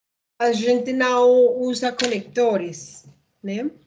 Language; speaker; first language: Portuguese; non-native, learner; Spanish